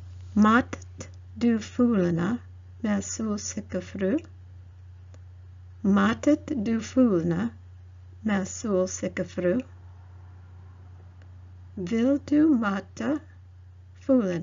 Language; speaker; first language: Norwegian; non-native, learner; English